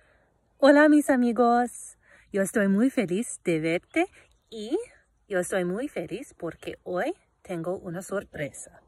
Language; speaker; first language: Spanish; non-native, fluent; English